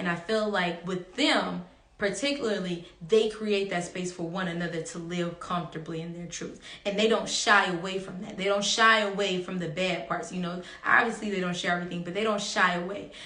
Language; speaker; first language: English; native; English